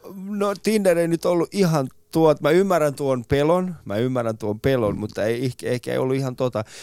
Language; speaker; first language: Finnish; early bilingual, other home language; Persian